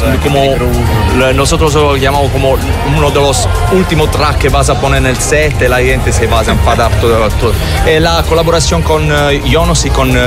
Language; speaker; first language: Spanish; non-native, learner; Italian